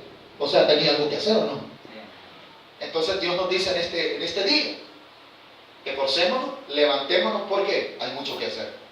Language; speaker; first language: Spanish; native; Spanish